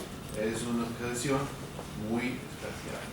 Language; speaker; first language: Spanish; non-native, fluent; English